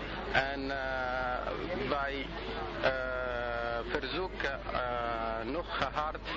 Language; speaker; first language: Dutch; non-native, learner; Arabic